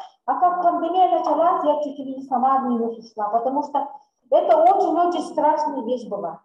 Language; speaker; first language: Russian; non-native, local second language; Yakut